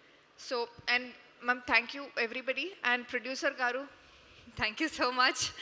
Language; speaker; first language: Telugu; non-native, local second language; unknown